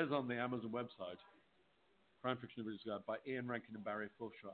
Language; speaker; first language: English; native; English